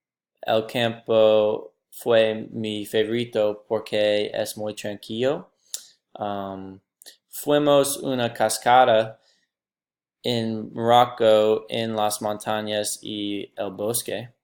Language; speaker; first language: Spanish; non-native, learner; English